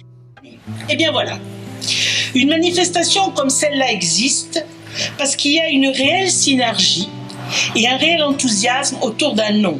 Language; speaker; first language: French; native; French